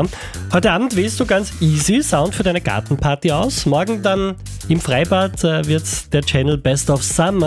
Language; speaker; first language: German; native; German